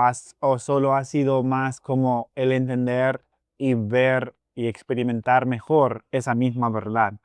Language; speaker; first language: Spanish; non-native, fluent; English